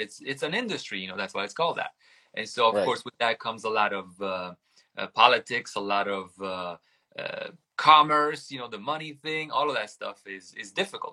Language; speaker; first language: English; non-native, fluent; Italian